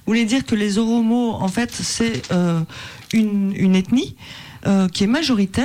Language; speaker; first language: French; native; French